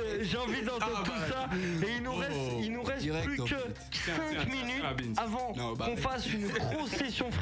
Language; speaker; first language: French; native; French